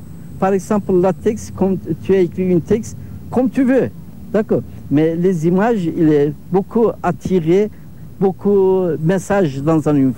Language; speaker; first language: French; non-native, learner; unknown